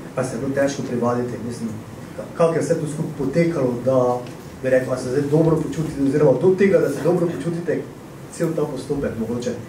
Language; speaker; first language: Slovenian; native; Slovenian